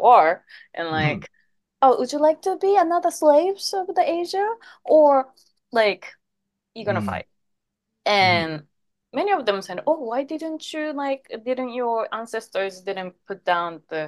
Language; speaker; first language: English; non-native, fluent; Japanese